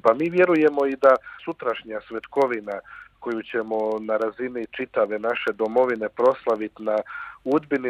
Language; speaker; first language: Croatian; native; Croatian